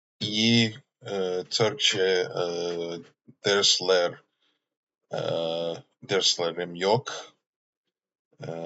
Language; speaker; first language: Turkish; non-native, learner; English